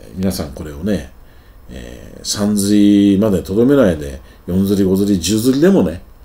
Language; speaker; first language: Japanese; native; Japanese